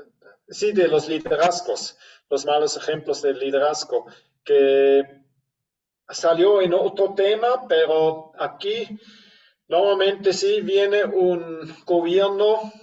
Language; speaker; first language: Spanish; non-native, fluent; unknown